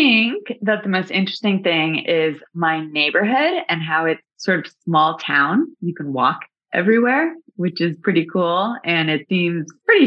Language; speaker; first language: English; native; English